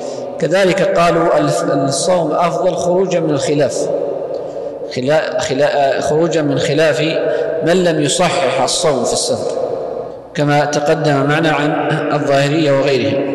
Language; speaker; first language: Arabic; native; Arabic